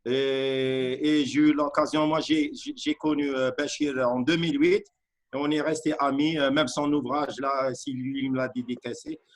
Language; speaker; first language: French; non-native, local second language; Arabic